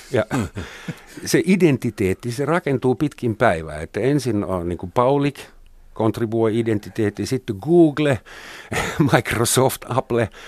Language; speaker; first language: Finnish; non-native, fluent; German